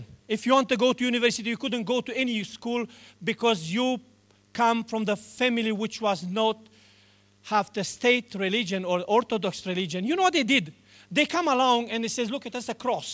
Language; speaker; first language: English; non-native, learner; Romanian